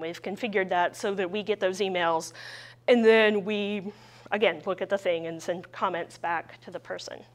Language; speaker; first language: English; native; English